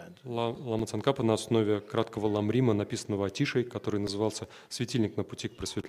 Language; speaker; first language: Russian; native; Russian